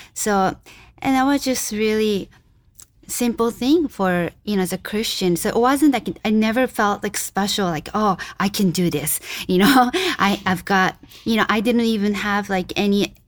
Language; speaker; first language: English; non-native, fluent; Japanese